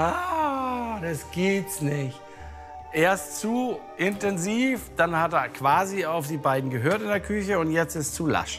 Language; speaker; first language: German; native; German